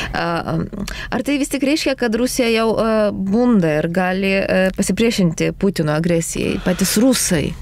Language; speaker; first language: Lithuanian; non-native, local second language; Polish